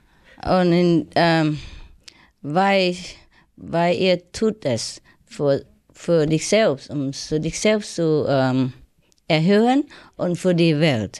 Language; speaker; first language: German; non-native, learner; Vietnamese